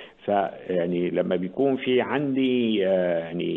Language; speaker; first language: Arabic; native; Arabic